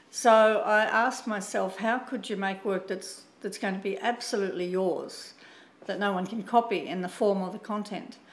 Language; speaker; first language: English; native; English